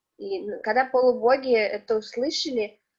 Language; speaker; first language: Russian; native; Russian